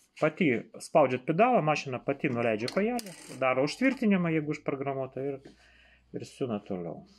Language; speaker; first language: Lithuanian; non-native, local second language; Russian